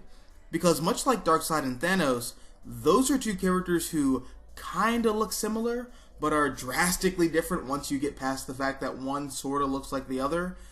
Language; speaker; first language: English; native; English